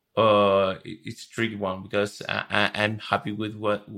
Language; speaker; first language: English; non-native, fluent; Spanish